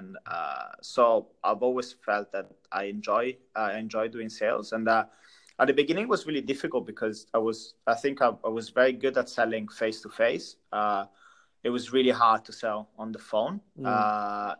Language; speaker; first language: English; non-native, fluent; Italian